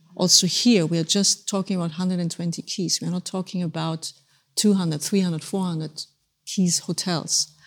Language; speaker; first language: English; non-native, fluent; German